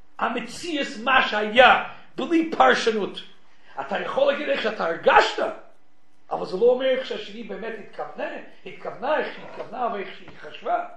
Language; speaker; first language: Hebrew; non-native, fluent; English